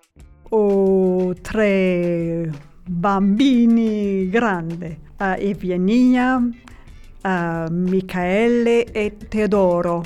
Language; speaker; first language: Italian; non-native, learner; English